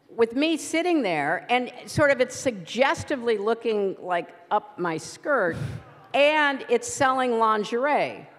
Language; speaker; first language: English; native; English